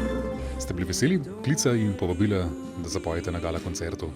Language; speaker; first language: Slovenian; native; Slovenian